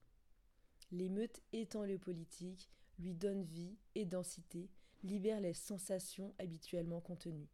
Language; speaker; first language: French; native; French